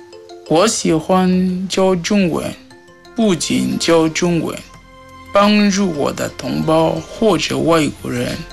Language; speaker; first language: Chinese; non-native, fluent; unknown